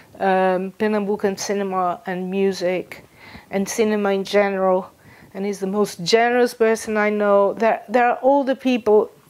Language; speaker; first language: English; non-native, fluent; Portuguese